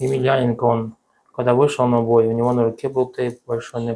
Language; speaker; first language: Russian; native; Russian